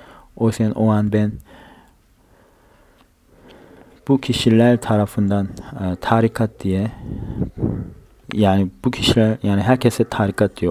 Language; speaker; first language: Turkish; non-native, fluent; Korean